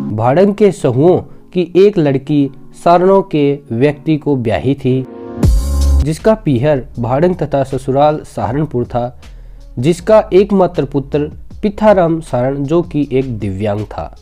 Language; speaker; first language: Hindi; native; Hindi